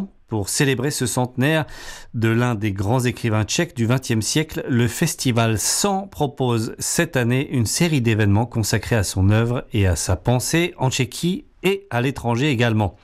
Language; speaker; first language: French; native; French